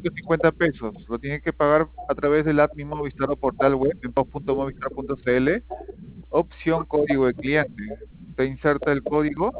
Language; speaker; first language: Spanish; native; Spanish